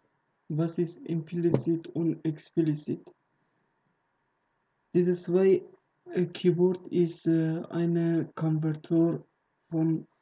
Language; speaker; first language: German; non-native, learner; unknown